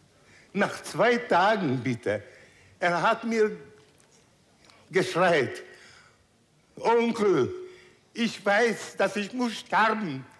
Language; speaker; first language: German; non-native, fluent; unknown